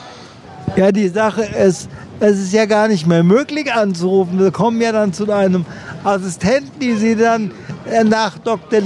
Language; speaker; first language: German; native; German